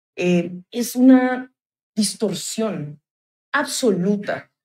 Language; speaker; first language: Spanish; native; Spanish